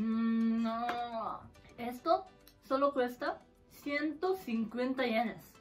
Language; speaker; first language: Spanish; non-native, learner; Japanese